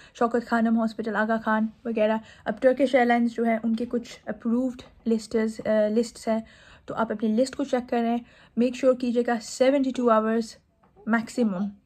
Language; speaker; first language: Urdu; native; Urdu